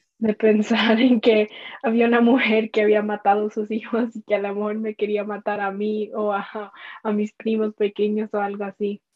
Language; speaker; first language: Spanish; early bilingual, heritage; Spanish